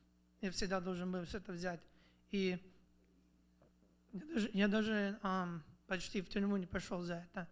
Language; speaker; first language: Russian; early bilingual, other home language; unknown